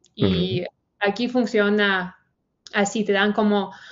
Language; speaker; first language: Spanish; non-native, fluent; Ukrainian